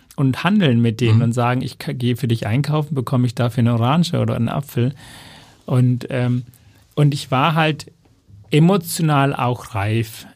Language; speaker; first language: German; non-native, fluent; Tamil